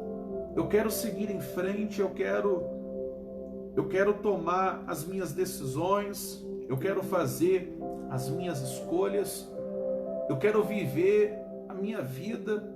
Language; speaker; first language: Portuguese; native; Portuguese